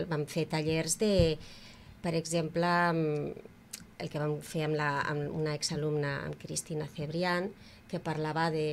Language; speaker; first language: Catalan; native; Catalan